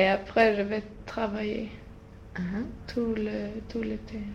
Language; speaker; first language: French; non-native, learner; Swedish